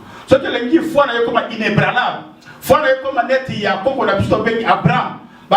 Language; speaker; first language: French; non-native, local second language; Lingala